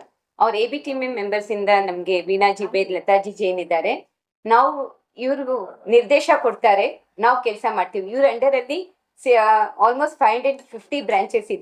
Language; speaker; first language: Kannada; non-native, local second language; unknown